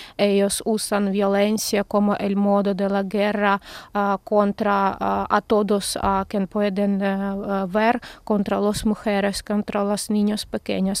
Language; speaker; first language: Spanish; non-native, learner; Ukrainian